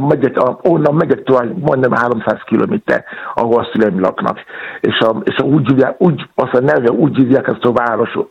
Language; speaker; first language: Hungarian; non-native, fluent; Yoruba